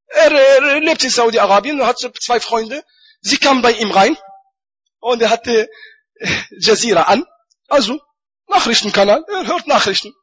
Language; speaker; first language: German; non-native, fluent; Arabic